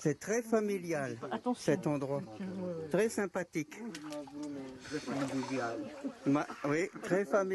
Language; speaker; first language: French; native; French